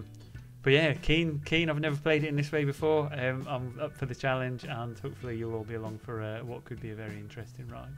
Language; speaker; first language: English; native; English